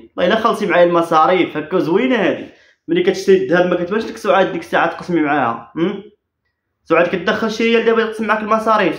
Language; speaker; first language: Arabic; native; Arabic